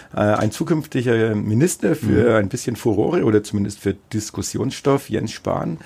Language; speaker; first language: German; native; German